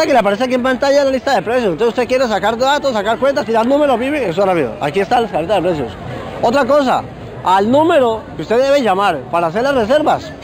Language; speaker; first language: Spanish; native; Spanish